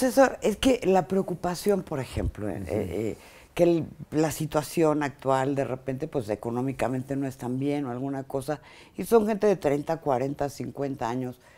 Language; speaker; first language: Spanish; native; Spanish